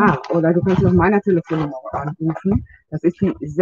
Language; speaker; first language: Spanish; non-native, learner; German